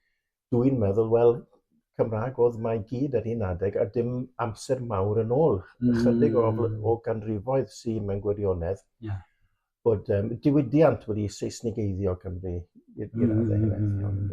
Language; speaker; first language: Welsh; native; Welsh